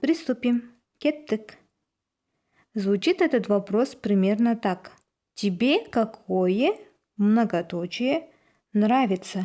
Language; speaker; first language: Russian; non-native, local second language; Kazakh